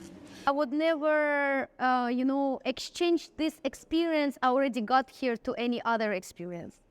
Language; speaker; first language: English; non-native, fluent; Russian